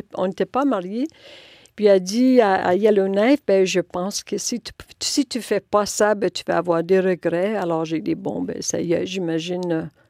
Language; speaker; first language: French; non-native, local second language; English